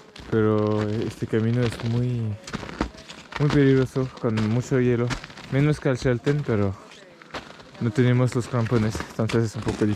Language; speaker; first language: Spanish; non-native, learner; French